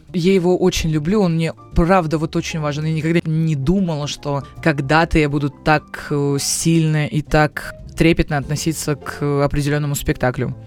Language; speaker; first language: Russian; native; Russian